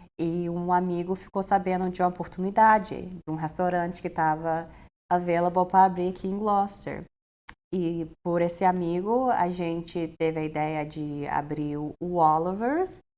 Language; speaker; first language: Portuguese; early bilingual, heritage; Portuguese